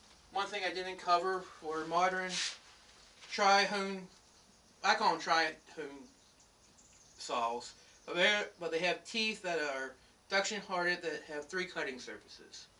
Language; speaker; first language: English; native; English